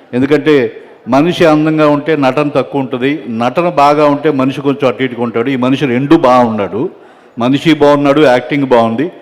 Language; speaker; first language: Telugu; native; Telugu